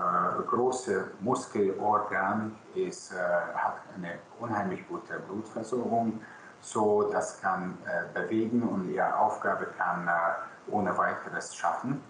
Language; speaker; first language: German; non-native, local second language; Hungarian